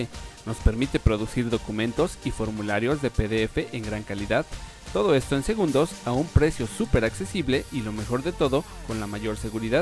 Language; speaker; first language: Spanish; native; Spanish